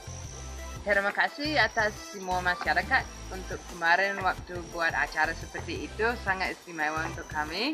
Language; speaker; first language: Indonesian; non-native, fluent; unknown